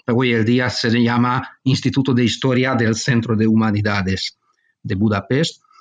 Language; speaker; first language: Spanish; non-native, fluent; Hungarian